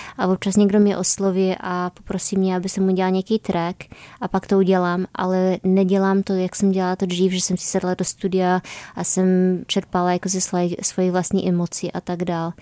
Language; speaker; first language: Czech; non-native, fluent; Polish